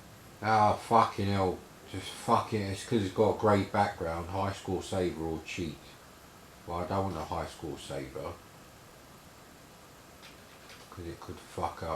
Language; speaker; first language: English; native; English